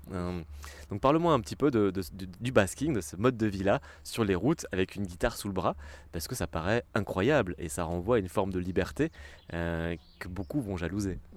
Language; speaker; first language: French; native; French